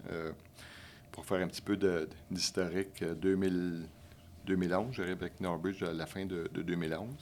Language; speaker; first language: French; native; French